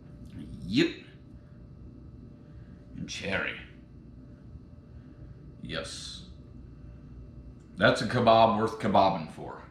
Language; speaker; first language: English; native; English